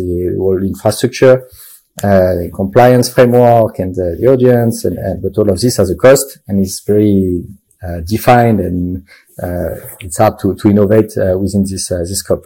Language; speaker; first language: English; non-native, fluent; French